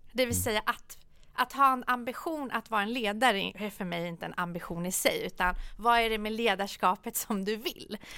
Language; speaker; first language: Swedish; early bilingual, other home language; Persian